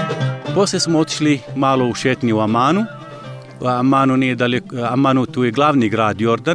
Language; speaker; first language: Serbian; non-native, learner; Arabic